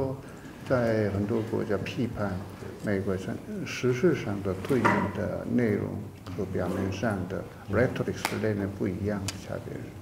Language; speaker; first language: Chinese; non-native, fluent; Korean